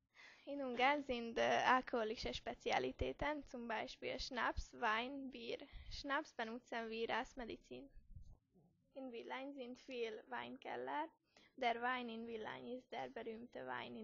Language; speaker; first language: German; non-native, learner; Hungarian